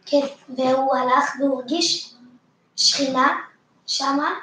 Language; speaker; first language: Hebrew; early bilingual, other home language; French